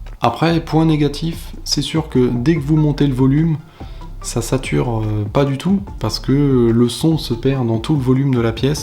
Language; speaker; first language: French; native; French